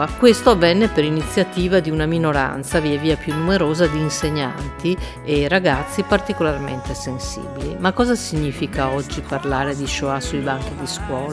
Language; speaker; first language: Italian; native; Italian